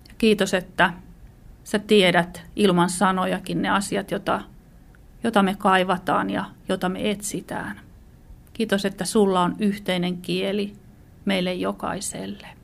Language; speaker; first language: Finnish; native; Finnish